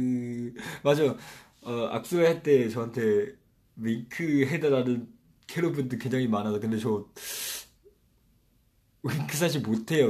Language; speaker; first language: Korean; non-native, fluent; Chinese